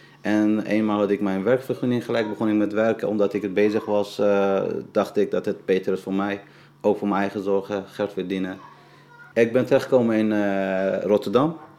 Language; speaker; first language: Dutch; non-native, fluent; Persian